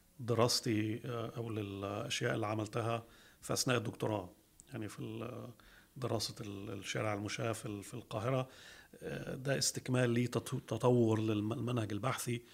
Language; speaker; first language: Arabic; early bilingual, heritage; Arabic